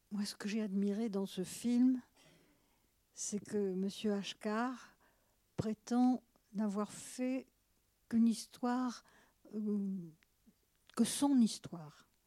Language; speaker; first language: French; native; French